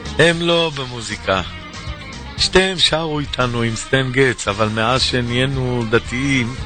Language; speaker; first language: Hebrew; native; Hebrew